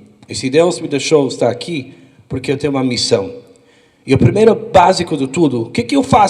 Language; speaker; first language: Portuguese; non-native, fluent; English